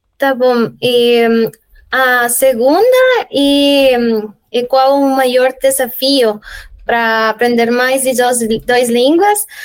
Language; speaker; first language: Portuguese; non-native, fluent; Spanish